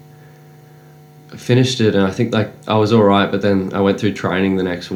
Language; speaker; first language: English; native; English